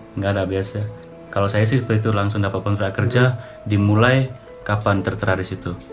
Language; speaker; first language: Indonesian; native; Indonesian